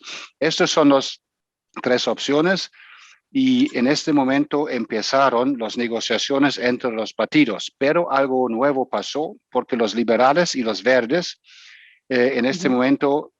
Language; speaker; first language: Spanish; non-native, fluent; German